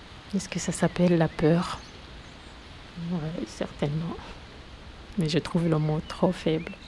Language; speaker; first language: French; non-native, local second language; Kinyarwanda